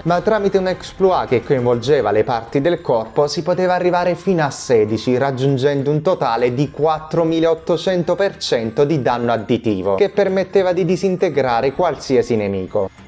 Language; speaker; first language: Italian; native; Italian